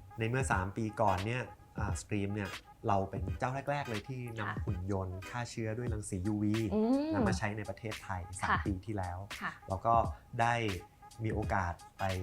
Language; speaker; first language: Thai; native; Thai